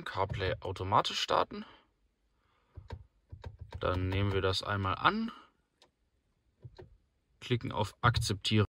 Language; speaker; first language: German; native; German